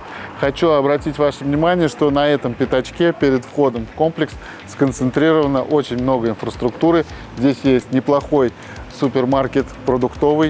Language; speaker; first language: Russian; native; Russian